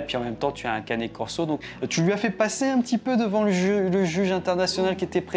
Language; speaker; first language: French; native; French